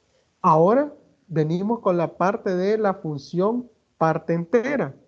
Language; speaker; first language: Spanish; native; Spanish